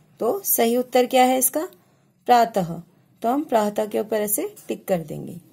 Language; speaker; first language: Hindi; native; Hindi